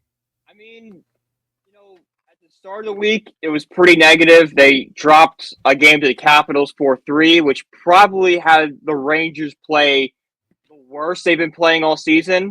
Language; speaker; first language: English; native; English